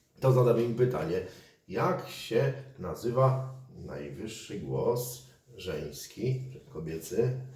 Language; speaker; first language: Polish; native; Polish